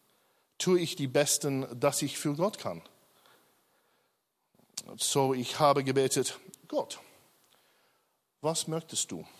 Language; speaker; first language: German; non-native, learner; English